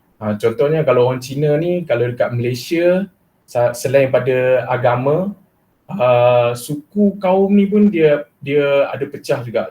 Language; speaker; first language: Malay; non-native, local second language; Chinese